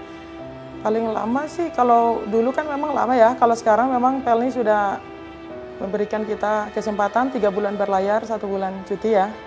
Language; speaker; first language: Indonesian; native; Indonesian